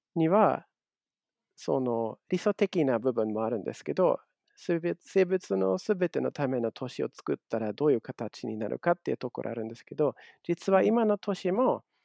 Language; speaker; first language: Japanese; non-native, fluent; German